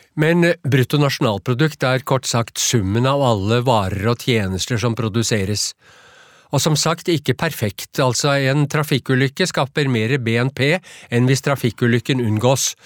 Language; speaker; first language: Norwegian; native; Norwegian